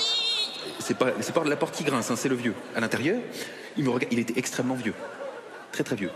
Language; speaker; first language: French; native; French